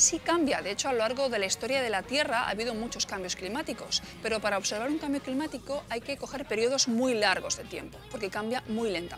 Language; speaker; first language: Spanish; native; Spanish